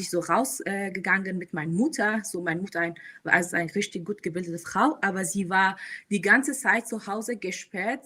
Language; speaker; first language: German; non-native, fluent; Persian